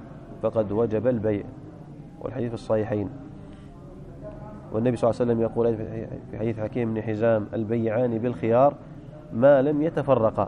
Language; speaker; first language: Arabic; native; Arabic